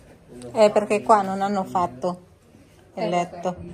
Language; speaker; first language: Italian; non-native, learner; Filipino